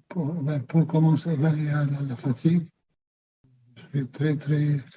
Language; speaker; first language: French; non-native, fluent; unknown